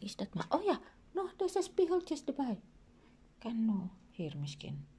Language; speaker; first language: Dutch; non-native, learner; Indonesian